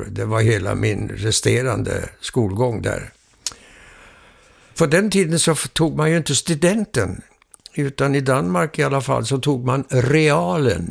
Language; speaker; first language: Swedish; early bilingual, heritage; Danish